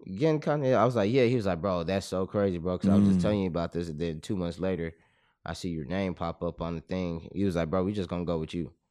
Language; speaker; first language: English; native; English